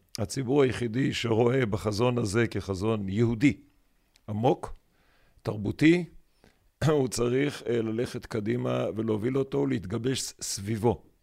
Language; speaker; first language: Hebrew; native; Hebrew